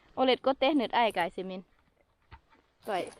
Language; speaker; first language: Finnish; non-native, learner; Thai